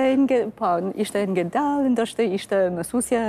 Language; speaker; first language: Albanian; non-native, learner; English